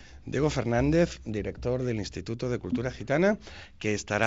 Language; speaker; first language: Spanish; native; Spanish